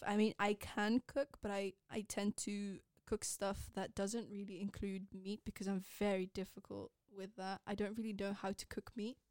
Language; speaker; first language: English; non-native, fluent; Persian